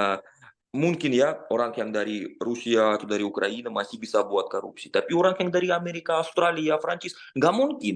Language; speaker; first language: Indonesian; non-native, fluent; Russian